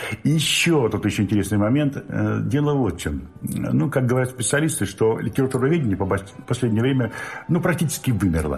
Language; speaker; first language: Russian; native; Russian